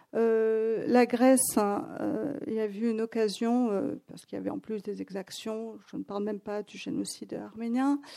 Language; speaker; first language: French; non-native, fluent; Greek